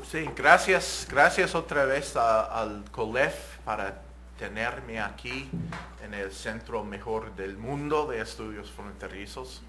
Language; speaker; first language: Spanish; non-native, fluent; English